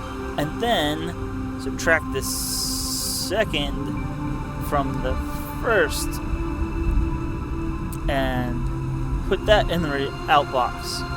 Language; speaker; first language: English; native; English